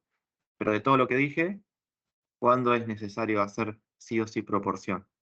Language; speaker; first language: Spanish; native; Spanish